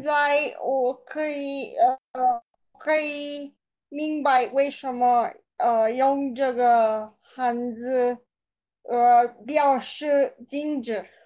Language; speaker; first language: Chinese; non-native, learner; Romanian